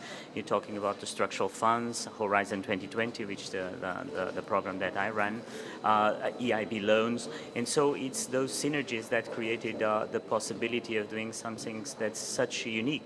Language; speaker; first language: English; non-native, fluent; Portuguese